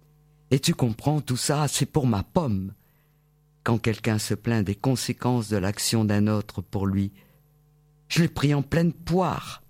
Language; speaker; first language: French; native; French